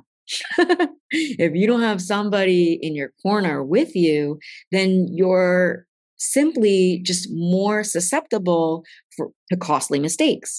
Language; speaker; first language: English; native; English